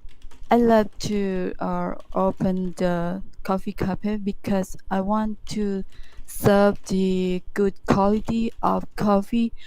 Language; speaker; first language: English; non-native, learner; Thai